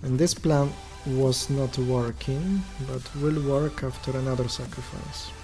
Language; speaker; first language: English; non-native, fluent; Polish